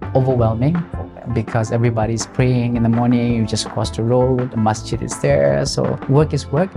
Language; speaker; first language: English; non-native, fluent; Malay